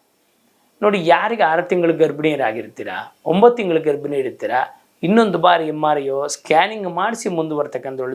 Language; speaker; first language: Kannada; native; Kannada